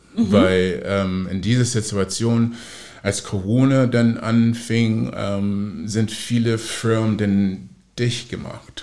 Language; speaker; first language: German; non-native, fluent; English